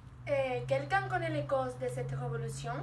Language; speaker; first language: French; non-native, learner; Spanish